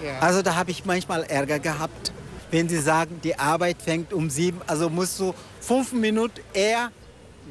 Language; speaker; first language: German; non-native, fluent; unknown